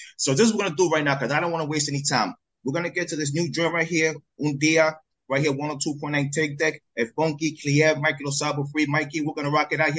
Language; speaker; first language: English; early bilingual, other home language; Spanish